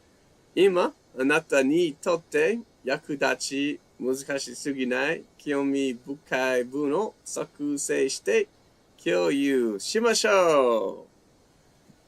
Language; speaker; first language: Japanese; non-native, fluent; English